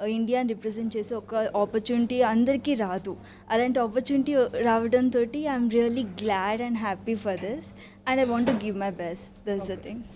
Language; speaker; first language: Telugu; native; Telugu